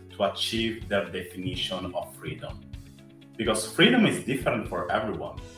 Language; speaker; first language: English; non-native, fluent; Italian